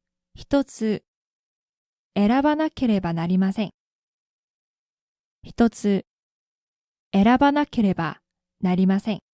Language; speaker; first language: Japanese; non-native, fluent; Korean